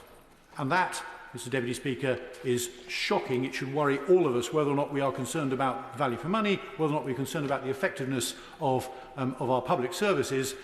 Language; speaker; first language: English; native; English